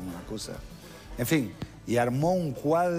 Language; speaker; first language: Spanish; native; Spanish